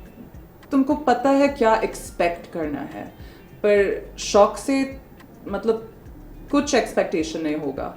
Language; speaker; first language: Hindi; non-native, local second language; English